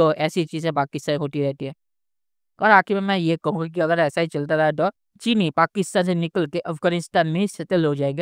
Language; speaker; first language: Hindi; native; Hindi